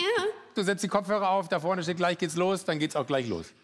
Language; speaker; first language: German; native; German